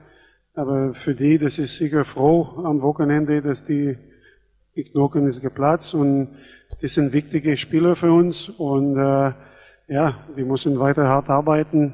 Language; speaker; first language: German; non-native, fluent; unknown